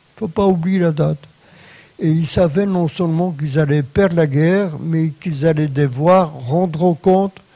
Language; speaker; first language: French; non-native, fluent; Polish